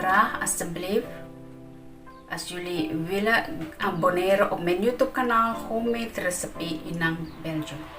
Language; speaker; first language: Dutch; non-native, learner; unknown